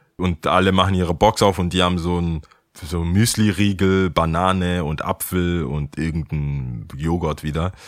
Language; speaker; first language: German; early bilingual, other home language; Akan